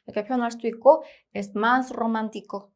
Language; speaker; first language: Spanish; non-native, fluent; Korean